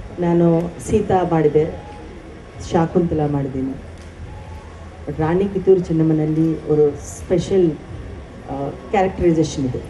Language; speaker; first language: Kannada; non-native, learner; Telugu